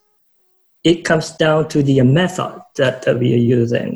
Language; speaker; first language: English; non-native, fluent; Japanese